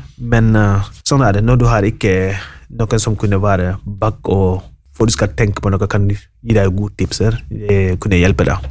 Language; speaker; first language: Norwegian; non-native, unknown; Wolof